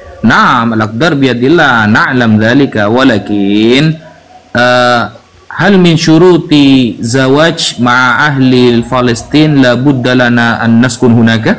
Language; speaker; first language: Arabic; non-native, learner; Indonesian